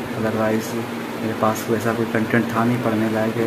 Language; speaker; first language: Hindi; native; Hindi